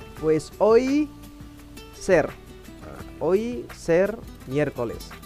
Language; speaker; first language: Spanish; non-native, fluent; Indonesian